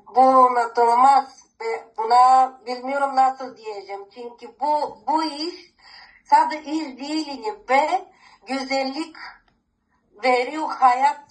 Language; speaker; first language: Turkish; non-native, learner; Greek